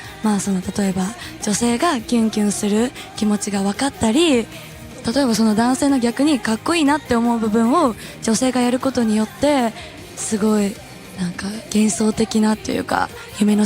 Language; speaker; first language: Japanese; native; Japanese